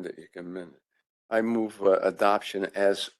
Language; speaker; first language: English; native; English